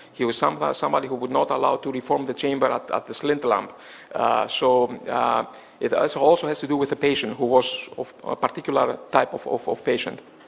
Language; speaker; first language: English; non-native, fluent; Greek